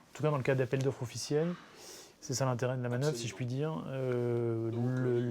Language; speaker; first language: French; native; French